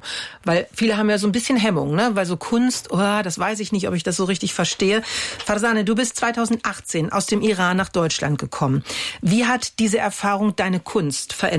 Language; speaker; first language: German; native; German